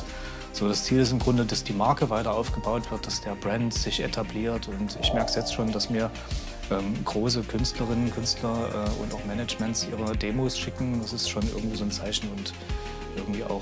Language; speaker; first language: German; native; German